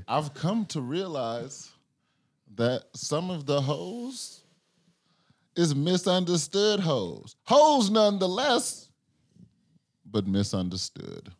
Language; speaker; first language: English; native; English